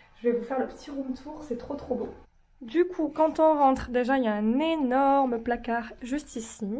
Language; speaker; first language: French; native; French